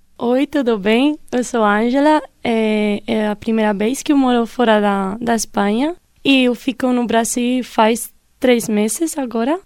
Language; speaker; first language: Portuguese; non-native, fluent; Spanish